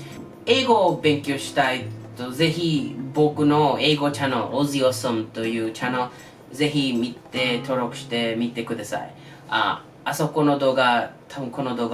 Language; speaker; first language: Japanese; non-native, learner; English